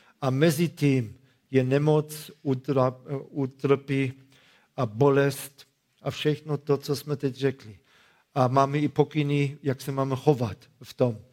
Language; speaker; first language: Czech; non-native, fluent; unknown